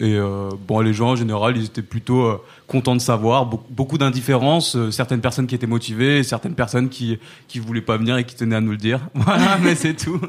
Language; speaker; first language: French; native; French